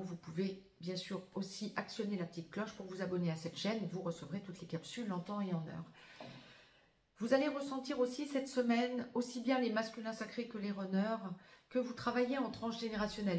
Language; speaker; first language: French; native; French